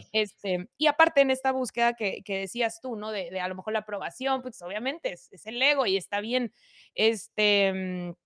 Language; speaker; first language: Spanish; native; Spanish